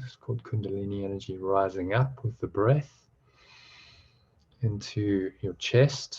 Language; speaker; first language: English; native; English